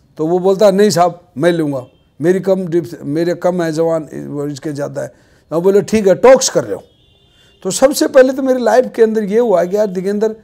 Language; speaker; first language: Hindi; native; Hindi